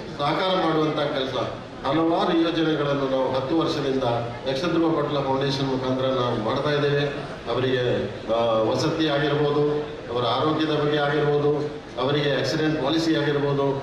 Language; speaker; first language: Kannada; non-native, local second language; Tulu